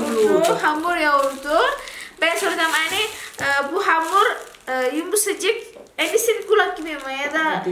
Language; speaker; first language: Turkish; non-native, learner; Indonesian